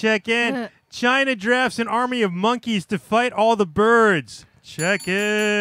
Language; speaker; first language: English; native; English